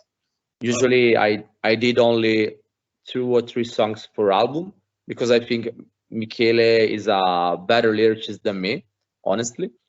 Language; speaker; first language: English; non-native, fluent; Italian